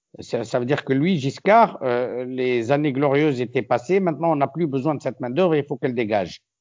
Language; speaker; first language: French; non-native, local second language; Arabic